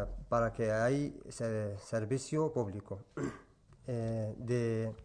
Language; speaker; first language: Spanish; non-native, learner; Kurdish